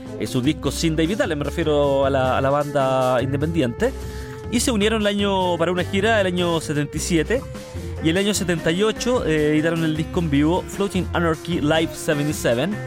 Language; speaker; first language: Spanish; native; Spanish